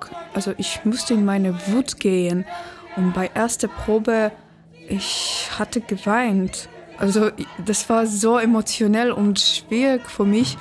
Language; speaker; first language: German; non-native, fluent; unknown